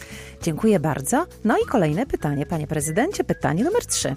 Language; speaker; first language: Polish; native; Polish